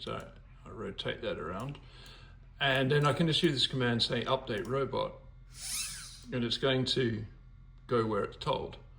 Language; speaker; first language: English; native; English